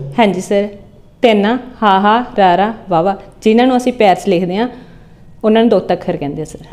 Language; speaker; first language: Hindi; non-native, local second language; Punjabi